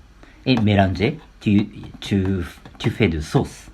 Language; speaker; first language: French; non-native, learner; Japanese